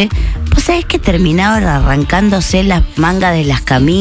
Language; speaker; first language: Spanish; native; Spanish